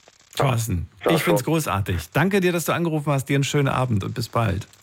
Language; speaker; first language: German; native; German